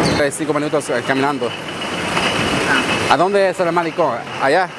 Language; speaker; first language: Spanish; non-native, learner; English